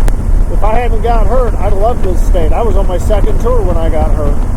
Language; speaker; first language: English; native; English